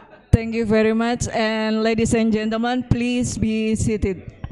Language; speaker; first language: English; non-native, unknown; Indonesian